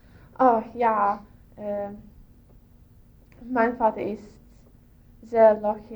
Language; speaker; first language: German; non-native, learner; English